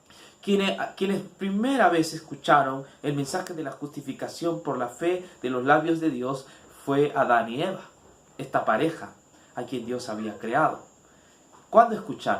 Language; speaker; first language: Spanish; native; Spanish